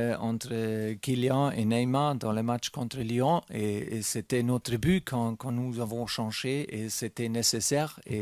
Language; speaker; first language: French; non-native, learner; German